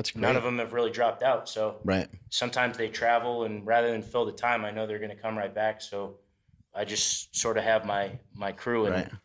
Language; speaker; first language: English; native; English